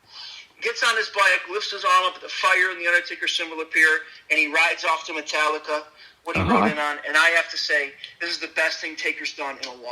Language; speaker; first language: English; native; English